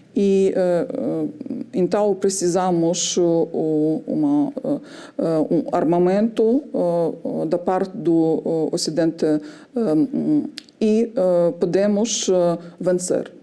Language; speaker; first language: Portuguese; non-native, fluent; Ukrainian